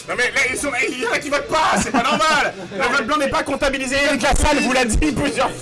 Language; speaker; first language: French; native; French